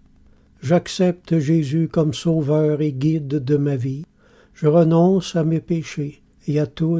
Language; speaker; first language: French; native; French